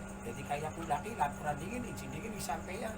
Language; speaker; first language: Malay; non-native, local second language; Javanese